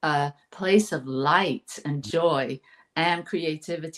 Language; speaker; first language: English; native; English